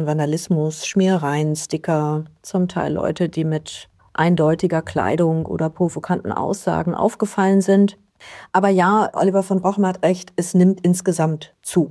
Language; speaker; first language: German; native; German